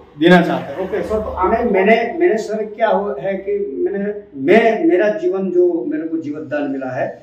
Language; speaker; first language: Hindi; non-native, local second language; Gujarati